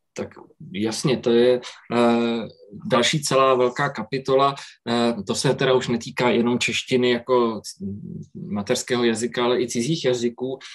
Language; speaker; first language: Czech; native; Czech